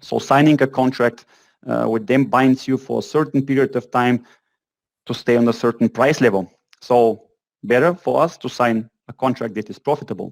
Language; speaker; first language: English; non-native, fluent; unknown